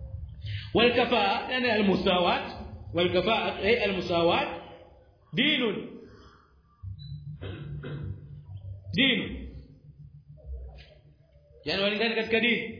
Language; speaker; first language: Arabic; non-native, fluent; Swahili